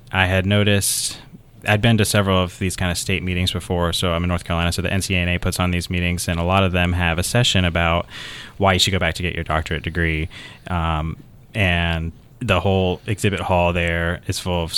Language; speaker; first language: English; native; English